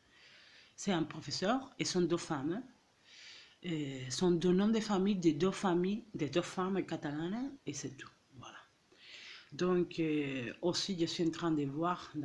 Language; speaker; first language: French; non-native, fluent; Catalan